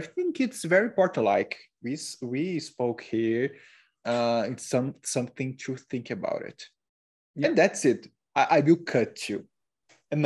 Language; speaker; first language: English; non-native, learner; Portuguese